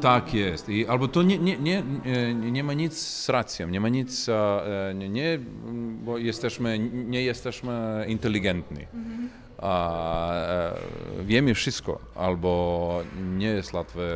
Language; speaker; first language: Polish; non-native, learner; Serbian